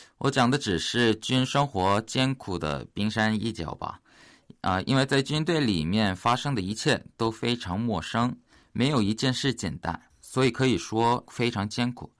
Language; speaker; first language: Chinese; early bilingual, other home language; Korean